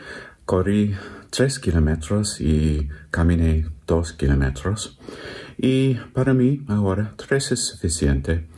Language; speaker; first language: Spanish; non-native, learner; English